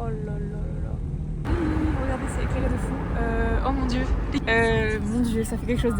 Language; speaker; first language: French; native; French